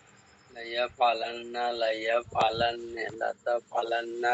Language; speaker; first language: Arabic; non-native, learner; Bangla